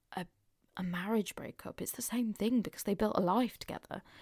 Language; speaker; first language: English; native; English